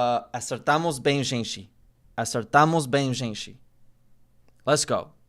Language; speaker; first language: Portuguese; non-native, learner; English